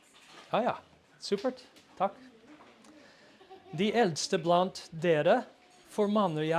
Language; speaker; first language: Norwegian; non-native, fluent; English